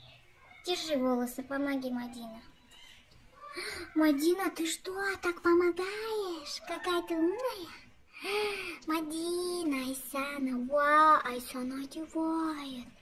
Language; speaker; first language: Russian; non-native, local second language; Kazakh